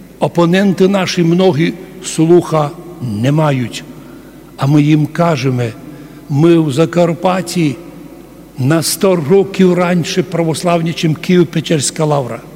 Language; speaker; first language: Ukrainian; native; Ukrainian